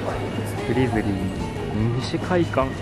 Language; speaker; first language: Japanese; native; Japanese